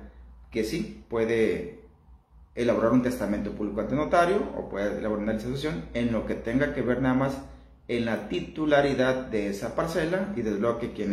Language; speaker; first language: Spanish; native; Spanish